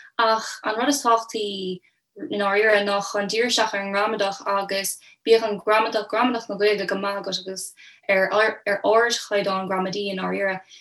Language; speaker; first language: Irish; native; Irish